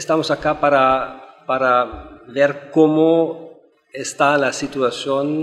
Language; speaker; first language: Spanish; non-native, fluent; German